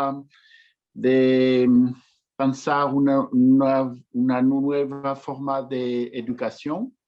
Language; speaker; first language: Spanish; non-native, learner; French